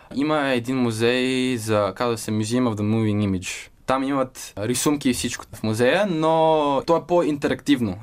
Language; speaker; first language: Bulgarian; early bilingual, heritage; Bulgarian